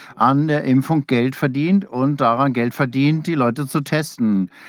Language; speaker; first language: German; non-native, fluent; English